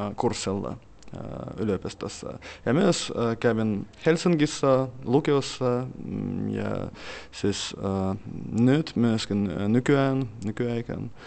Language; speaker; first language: Finnish; non-native, fluent; Russian